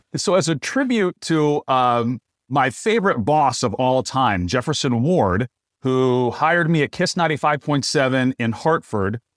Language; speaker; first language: English; native; English